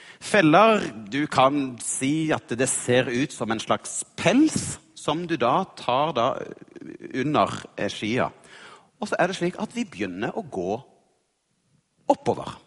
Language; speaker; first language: Norwegian; native; Norwegian